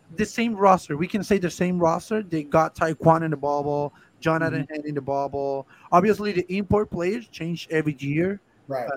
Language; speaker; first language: English; non-native, fluent; Spanish